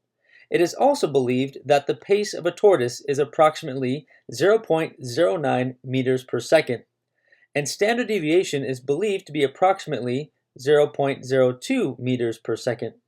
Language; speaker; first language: English; native; English